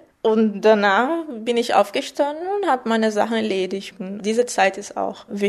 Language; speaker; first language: German; non-native, fluent; Portuguese